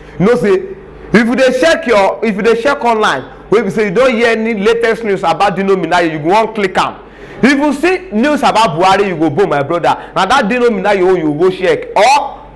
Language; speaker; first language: Nigerian Pidgin; non-native, local second language; Yoruba